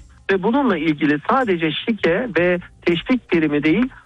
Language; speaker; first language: Turkish; native; Turkish